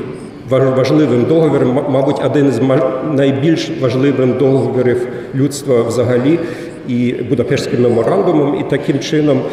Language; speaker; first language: Ukrainian; non-native, fluent; German